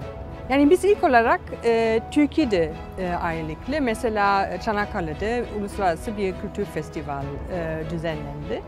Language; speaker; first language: Turkish; non-native, fluent; German